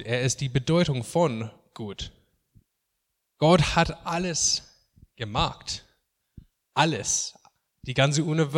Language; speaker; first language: German; non-native, fluent; English